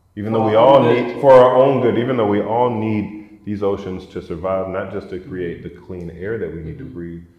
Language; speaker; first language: English; native; English